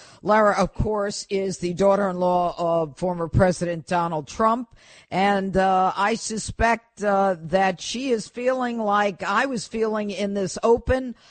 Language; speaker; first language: English; native; English